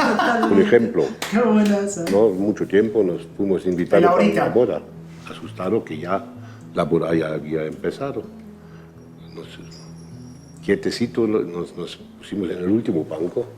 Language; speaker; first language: Spanish; non-native, fluent; German